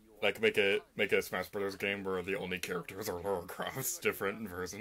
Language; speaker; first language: English; native; English